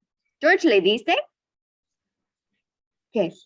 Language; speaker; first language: Spanish; non-native, fluent; English